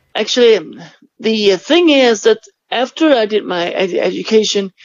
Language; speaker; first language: English; non-native, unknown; Swedish